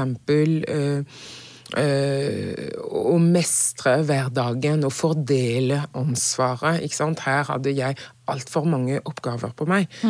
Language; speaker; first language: Norwegian; non-native, fluent; French